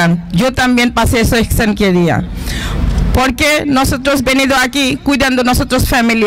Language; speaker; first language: Spanish; non-native, learner; Bangla